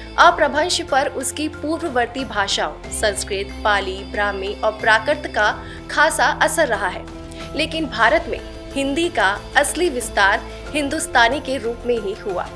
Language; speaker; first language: Hindi; native; Hindi